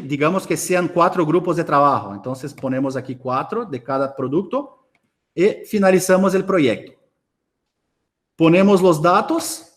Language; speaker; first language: Spanish; non-native, fluent; Portuguese